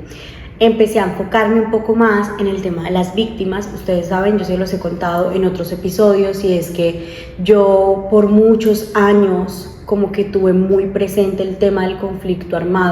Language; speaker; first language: Spanish; native; Spanish